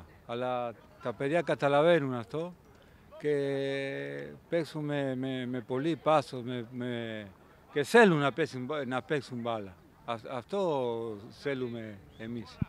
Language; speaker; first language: Greek; non-native, learner; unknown